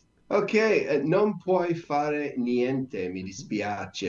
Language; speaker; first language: Italian; non-native, learner; English